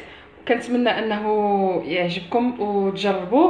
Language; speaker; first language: Arabic; native; Arabic